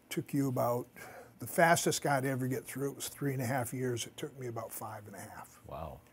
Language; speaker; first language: English; native; English